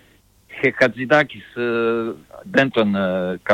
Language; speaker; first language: Greek; non-native, fluent; Serbian